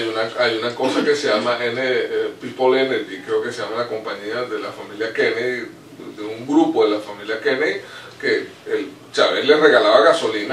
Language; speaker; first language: Spanish; native; Spanish